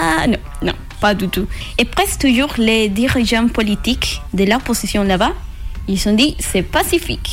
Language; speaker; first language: French; non-native, learner; Spanish